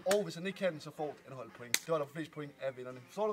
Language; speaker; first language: Danish; native; Danish